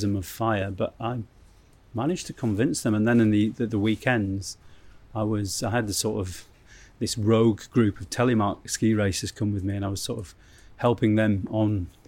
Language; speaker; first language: English; native; English